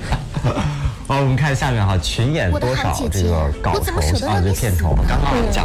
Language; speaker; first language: Chinese; native; Chinese